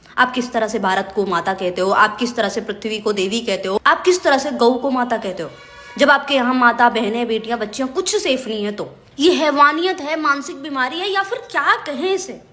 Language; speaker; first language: Hindi; native; Hindi